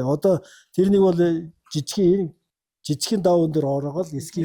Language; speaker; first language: Mongolian; non-native, local second language; Kazakh